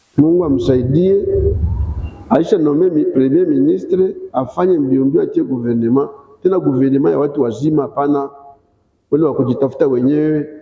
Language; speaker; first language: Swahili; non-native, local second language; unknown